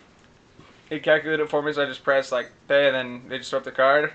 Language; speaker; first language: English; native; English